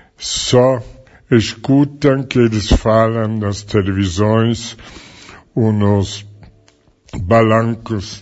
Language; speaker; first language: Portuguese; non-native, fluent; German